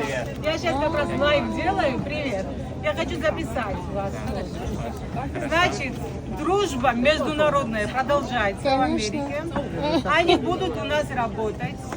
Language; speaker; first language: Russian; non-native, fluent; Georgian